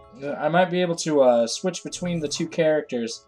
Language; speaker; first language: English; native; English